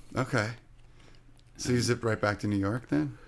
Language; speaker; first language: English; early bilingual, other home language; French